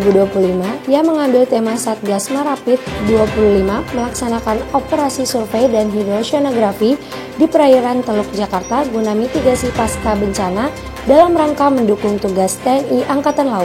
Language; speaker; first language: Indonesian; native; Indonesian